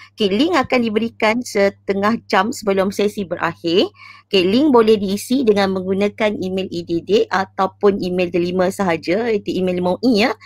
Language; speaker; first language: Malay; native; Malay